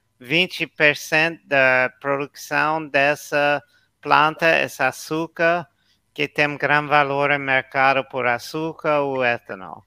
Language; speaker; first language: Portuguese; non-native, learner; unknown